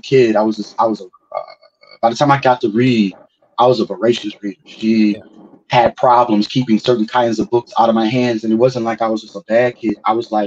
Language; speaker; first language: English; native; English